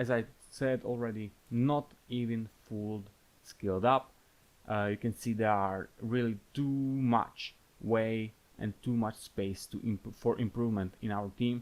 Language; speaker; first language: English; non-native, fluent; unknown